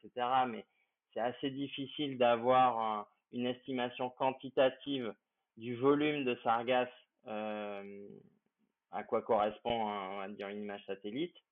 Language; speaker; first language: French; native; French